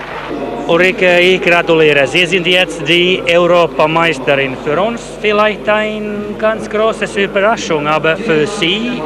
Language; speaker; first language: German; non-native, learner; Finnish